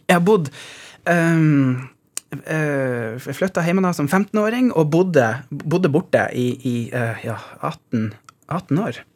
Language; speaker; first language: Norwegian; native; Norwegian